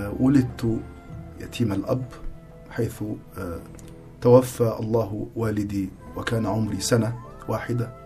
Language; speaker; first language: Arabic; native; Arabic